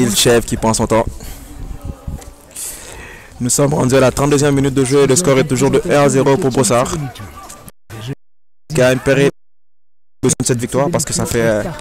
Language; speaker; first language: French; native; French